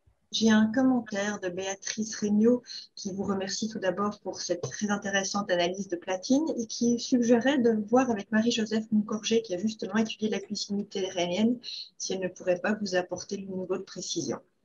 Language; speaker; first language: French; native; French